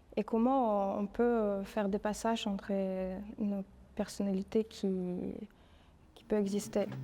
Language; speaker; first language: French; non-native, fluent; Russian